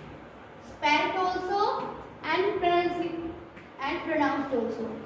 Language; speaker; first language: English; non-native, local second language; Hindi